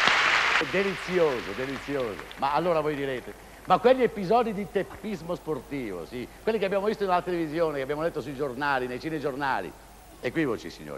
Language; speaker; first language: Italian; native; Italian